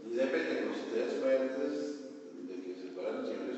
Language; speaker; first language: Spanish; native; Spanish